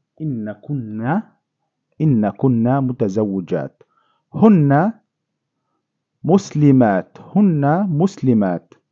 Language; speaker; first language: Arabic; non-native, fluent; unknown